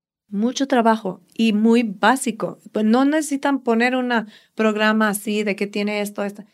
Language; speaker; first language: Spanish; early bilingual, heritage; Spanish